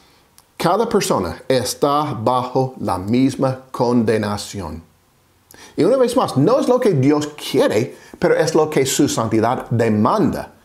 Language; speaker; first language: Spanish; non-native, fluent; English